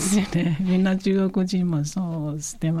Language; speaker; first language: Japanese; non-native, fluent; Chinese